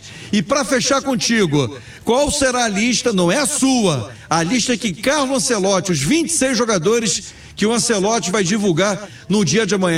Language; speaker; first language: Portuguese; native; Portuguese